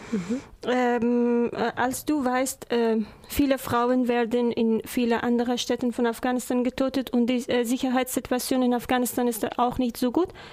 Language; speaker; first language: German; non-native, learner; Persian